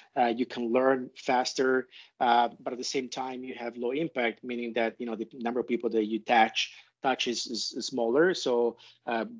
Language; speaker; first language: English; non-native, fluent; Italian